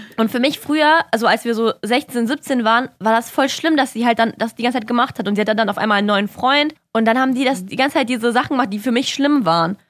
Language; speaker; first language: German; early bilingual, other home language; Russian